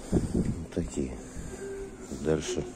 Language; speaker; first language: Russian; native; Russian